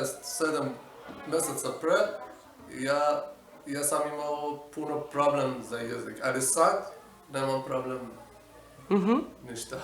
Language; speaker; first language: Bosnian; non-native, learner; Persian